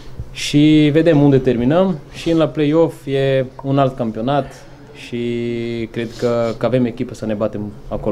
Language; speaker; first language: Romanian; non-native, fluent; Portuguese